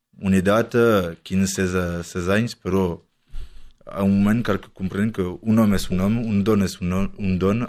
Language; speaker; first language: Catalan; non-native, learner; French